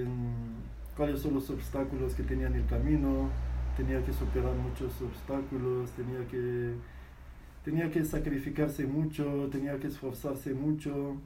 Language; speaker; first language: Spanish; non-native, fluent; Arabic